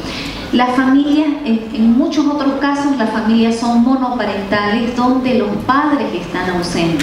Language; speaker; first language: Spanish; native; Spanish